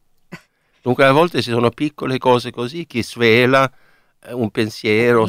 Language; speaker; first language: Italian; non-native, fluent; Swedish